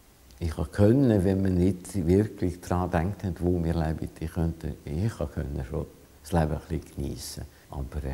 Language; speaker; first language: German; non-native, fluent; Hungarian